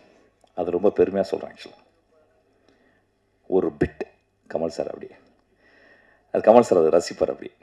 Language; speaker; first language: Tamil; native; Tamil